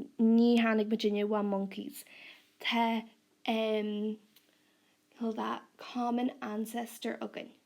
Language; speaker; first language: Irish; non-native, local second language; English